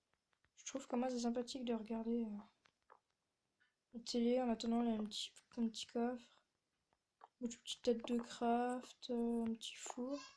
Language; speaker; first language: French; native; French